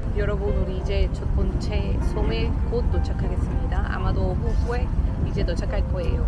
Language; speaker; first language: Korean; non-native, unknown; Spanish